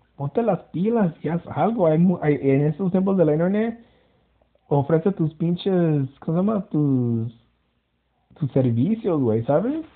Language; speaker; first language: Spanish; early bilingual, heritage; Spanish